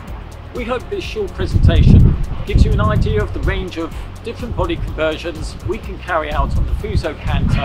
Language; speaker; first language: English; native; English